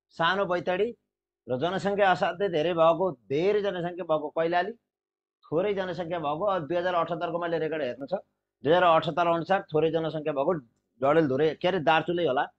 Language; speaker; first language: Nepali; native; Nepali